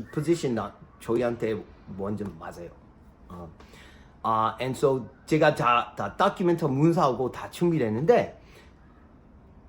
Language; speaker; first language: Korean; non-native, learner; English